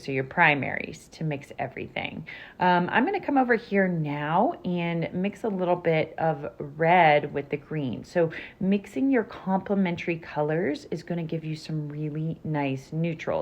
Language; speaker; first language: English; native; English